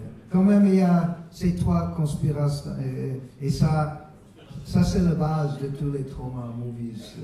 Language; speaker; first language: French; non-native, learner; English